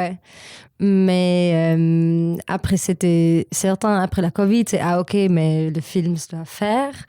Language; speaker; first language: French; non-native, learner; German